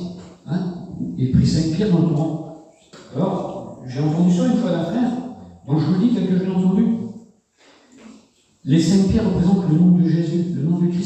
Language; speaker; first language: French; native; French